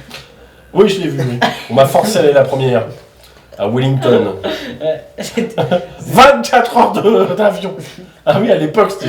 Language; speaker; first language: French; native; French